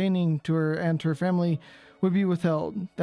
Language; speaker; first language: English; native; English